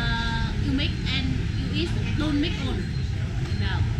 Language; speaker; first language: English; non-native, learner; Vietnamese